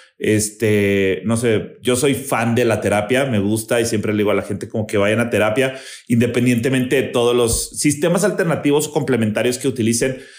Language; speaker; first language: Spanish; native; Spanish